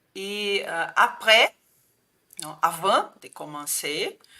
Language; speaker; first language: French; non-native, fluent; Portuguese